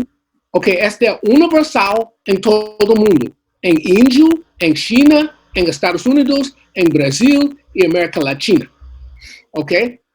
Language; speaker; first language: Portuguese; non-native, learner; English